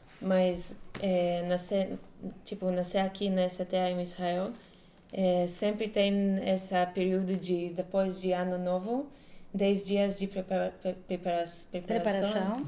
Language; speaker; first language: Portuguese; non-native, fluent; Hebrew